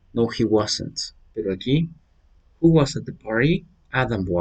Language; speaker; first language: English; non-native, fluent; Spanish